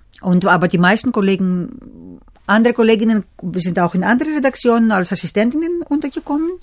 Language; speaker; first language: German; non-native, fluent; Greek